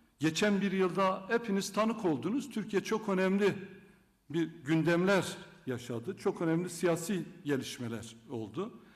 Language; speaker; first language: Turkish; non-native, local second language; Kurdish